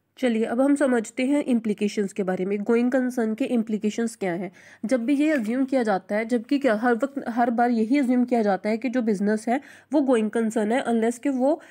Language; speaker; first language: Hindi; non-native, local second language; Punjabi